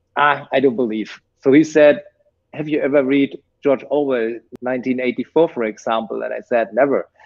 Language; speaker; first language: English; non-native, fluent; German